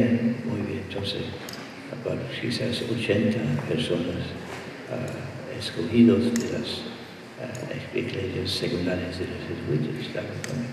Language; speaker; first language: Spanish; non-native, fluent; English